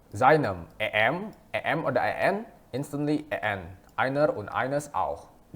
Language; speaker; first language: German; non-native, fluent; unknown